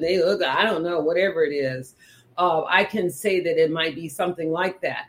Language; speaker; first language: English; native; English